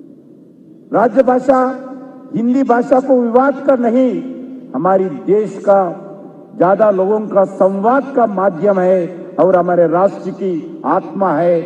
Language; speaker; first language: Hindi; non-native, local second language; Telugu